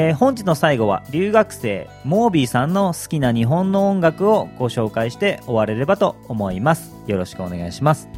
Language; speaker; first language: Japanese; native; Japanese